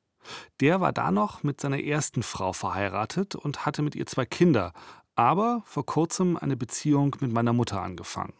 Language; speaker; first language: German; native; German